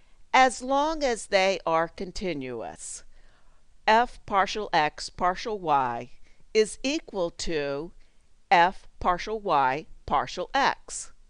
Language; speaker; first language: English; native; English